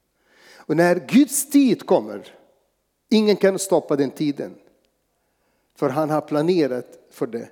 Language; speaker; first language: Swedish; non-native, fluent; Arabic